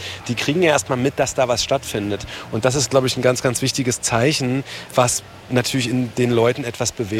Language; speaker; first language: German; native; German